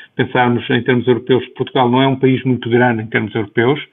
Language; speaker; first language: Portuguese; native; Portuguese